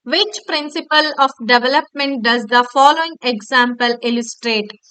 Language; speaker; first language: English; non-native, local second language; Kannada